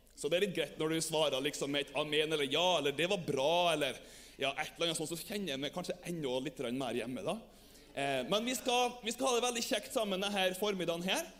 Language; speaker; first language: Norwegian; native; Norwegian